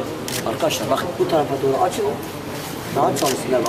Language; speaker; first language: Turkish; native; Turkish